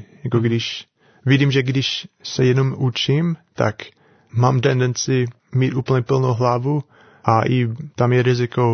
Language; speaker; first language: Czech; non-native, learner; English